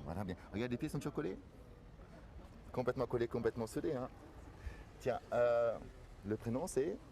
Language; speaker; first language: French; native; French